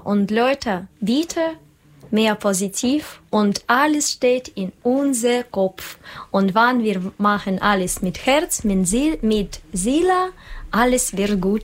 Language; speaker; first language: German; non-native, learner; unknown